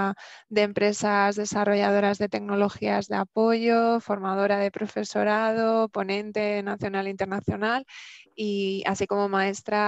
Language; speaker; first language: Spanish; native; Spanish